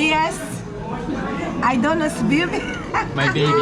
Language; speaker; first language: English; non-native, learner; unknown